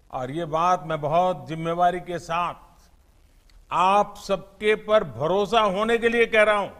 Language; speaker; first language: Hindi; non-native, local second language; Gujarati